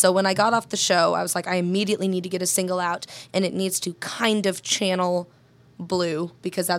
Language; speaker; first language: English; native; English